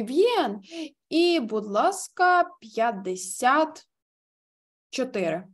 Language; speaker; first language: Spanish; non-native, fluent; Ukrainian